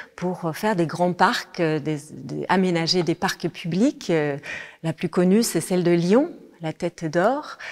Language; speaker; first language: French; non-native, fluent; Danish